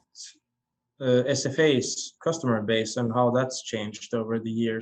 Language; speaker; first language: English; non-native, fluent; Swedish